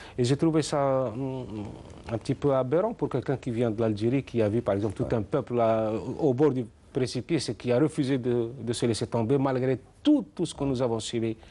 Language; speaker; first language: French; non-native, local second language; Arabic